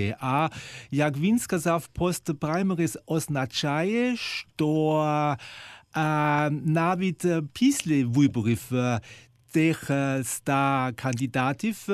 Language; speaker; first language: Ukrainian; non-native, fluent; German